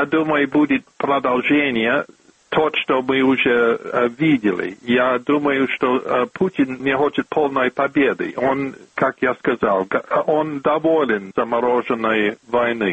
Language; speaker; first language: Russian; non-native, fluent; English